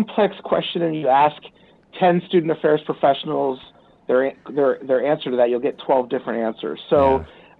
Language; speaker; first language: English; native; English